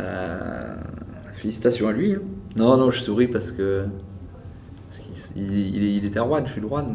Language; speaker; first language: French; native; French